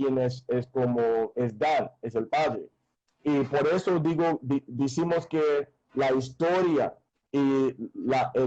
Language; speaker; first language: Spanish; non-native, fluent; English